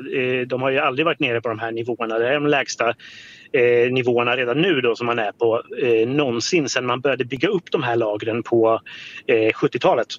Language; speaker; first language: Swedish; native; Swedish